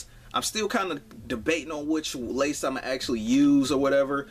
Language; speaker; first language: English; native; English